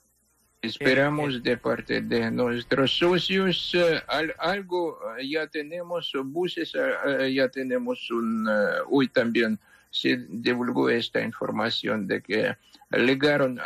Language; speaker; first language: Spanish; non-native, fluent; Ukrainian